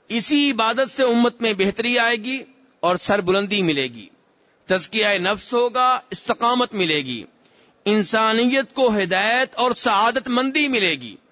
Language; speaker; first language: Urdu; native; Urdu